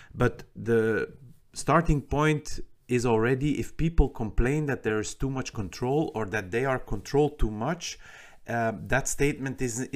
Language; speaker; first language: English; non-native, fluent; Dutch